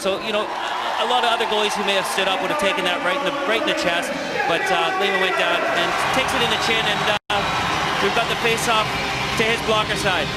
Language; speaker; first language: English; native; English